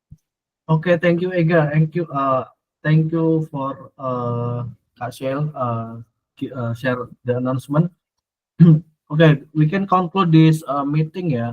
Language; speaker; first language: English; non-native, learner; Indonesian